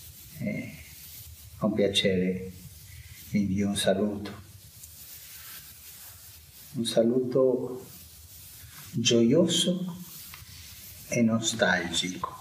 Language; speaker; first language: Italian; non-native, fluent; Spanish